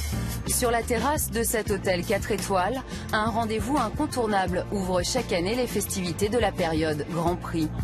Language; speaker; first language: French; native; French